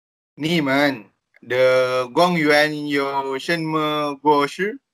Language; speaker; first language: Chinese; non-native, learner; Malay